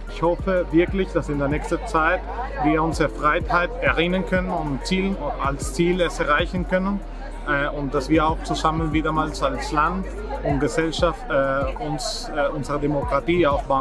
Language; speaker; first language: German; non-native, fluent; Spanish